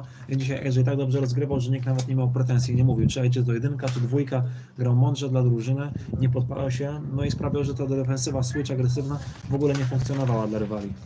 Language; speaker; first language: Polish; native; Polish